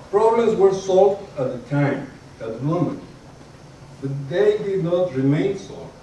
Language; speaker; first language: English; non-native, fluent; Spanish